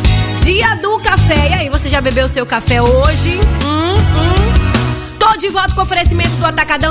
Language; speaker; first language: Portuguese; native; Portuguese